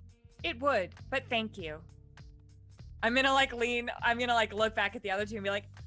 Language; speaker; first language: English; native; English